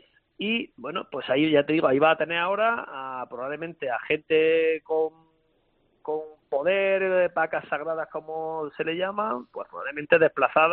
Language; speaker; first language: Spanish; native; Spanish